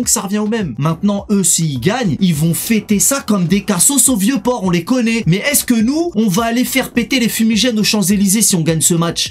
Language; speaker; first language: French; native; French